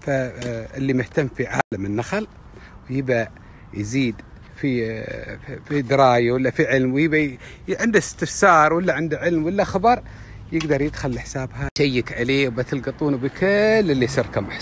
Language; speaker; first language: Arabic; native; Arabic